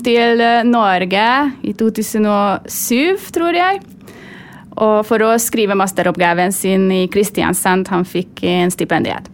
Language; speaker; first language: Norwegian; non-native, fluent; Hungarian